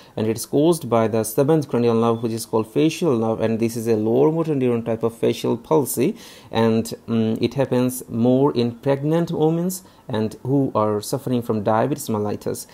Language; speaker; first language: English; non-native, local second language; Bangla